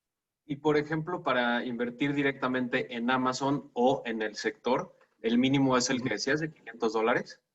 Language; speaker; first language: Spanish; native; Spanish